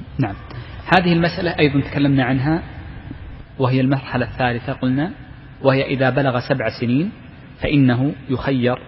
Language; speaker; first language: Arabic; native; Arabic